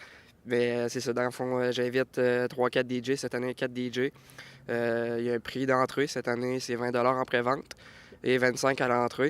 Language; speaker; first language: French; native; French